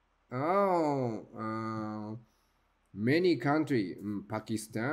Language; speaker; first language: English; non-native, learner; Japanese